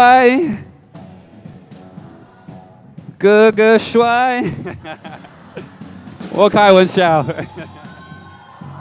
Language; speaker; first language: Chinese; non-native, learner; English